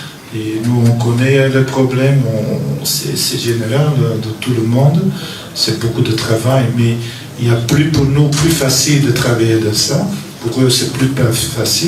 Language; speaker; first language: French; non-native, local second language; Dutch